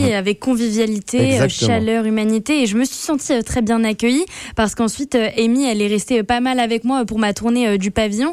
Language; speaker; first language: French; native; French